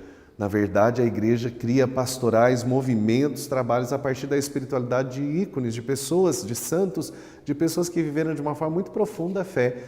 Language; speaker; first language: Portuguese; native; Portuguese